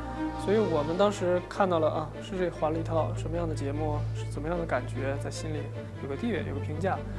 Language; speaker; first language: Chinese; native; Chinese